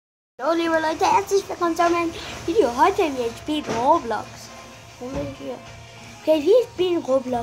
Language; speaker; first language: German; non-native, learner; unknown